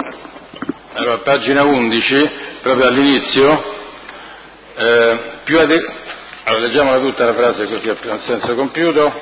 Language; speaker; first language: Italian; native; Italian